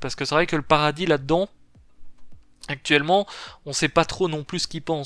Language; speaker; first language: French; native; French